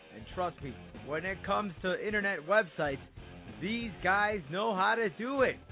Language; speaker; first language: English; early bilingual, other home language; Spanish